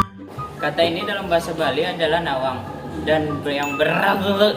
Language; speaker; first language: Indonesian; native; Indonesian